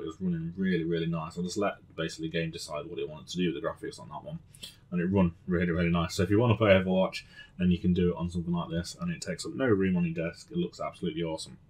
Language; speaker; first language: English; native; English